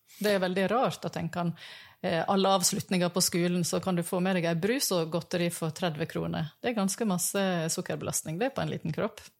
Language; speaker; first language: Norwegian; native; Norwegian